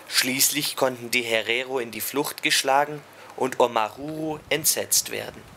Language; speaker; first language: German; native; German